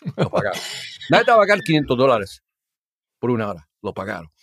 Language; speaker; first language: Spanish; early bilingual, heritage; Spanish